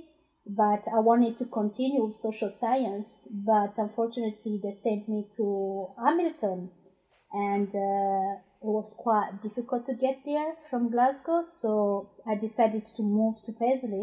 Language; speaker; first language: English; non-native, fluent; Rundi